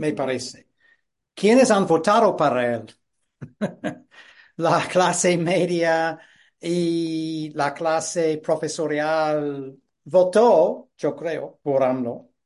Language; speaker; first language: Spanish; non-native, fluent; English